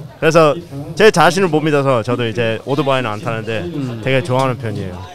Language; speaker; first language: Korean; early bilingual, heritage; Korean